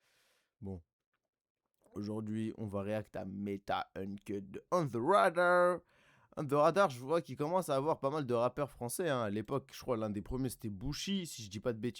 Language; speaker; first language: French; native; French